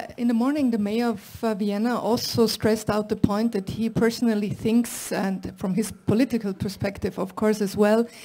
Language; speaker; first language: English; non-native, fluent; German